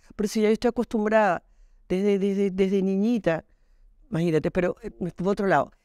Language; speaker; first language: Spanish; native; Spanish